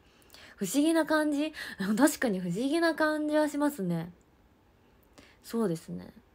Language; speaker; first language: Japanese; native; Japanese